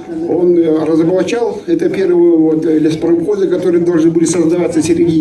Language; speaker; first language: Russian; native; Russian